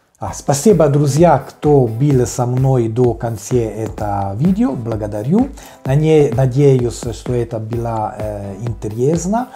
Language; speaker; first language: Russian; non-native, learner; Italian